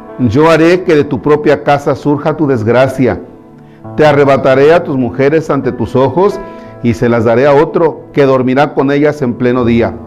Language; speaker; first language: Spanish; native; Spanish